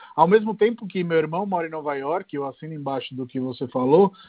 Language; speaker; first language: Portuguese; non-native, fluent; Italian